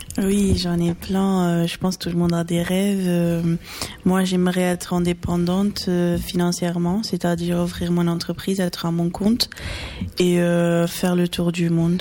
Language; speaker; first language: French; early bilingual, other home language; Portuguese